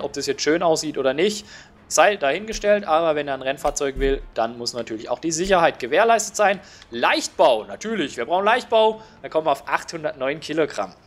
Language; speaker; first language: German; native; German